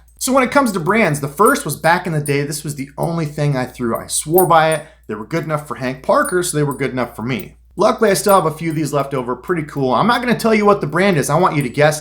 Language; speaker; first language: English; native; English